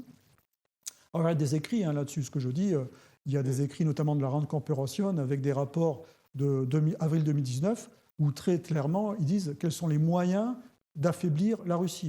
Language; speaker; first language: French; native; French